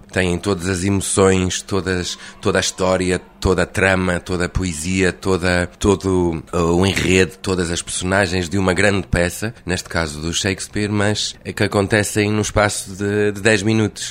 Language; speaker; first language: Portuguese; non-native, fluent; English